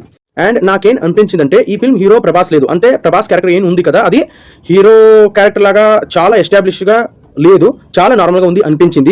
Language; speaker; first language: Telugu; non-native, learner; Kannada